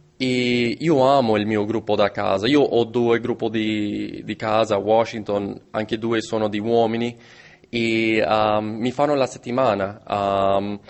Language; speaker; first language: Italian; non-native, learner; English